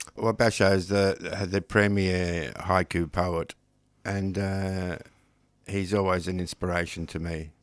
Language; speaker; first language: English; non-native, local second language; Ukrainian